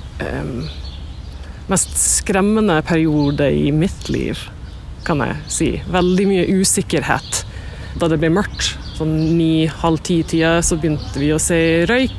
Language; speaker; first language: Norwegian; non-native, fluent; English